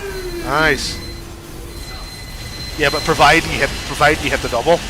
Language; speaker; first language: English; native; English